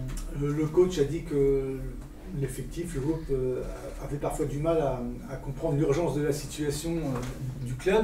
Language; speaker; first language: French; native; French